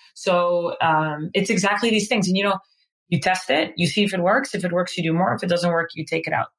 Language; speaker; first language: English; non-native, fluent; Dutch